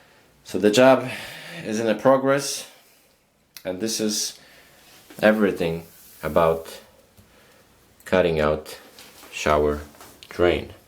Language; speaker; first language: English; non-native, fluent; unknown